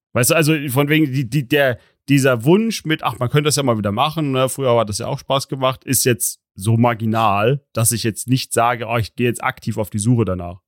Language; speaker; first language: German; native; German